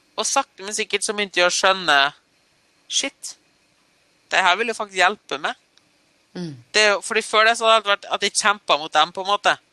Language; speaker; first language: Norwegian; early bilingual, other home language; German